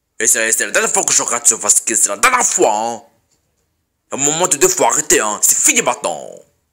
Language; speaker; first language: French; native; French